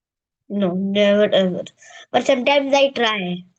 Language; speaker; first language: English; non-native, learner; Hindi